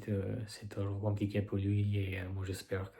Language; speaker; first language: French; non-native, fluent; Albanian